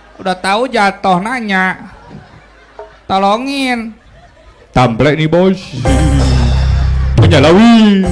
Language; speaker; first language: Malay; non-native, local second language; Sundanese